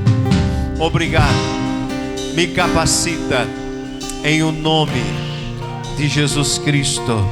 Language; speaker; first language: Portuguese; native; Portuguese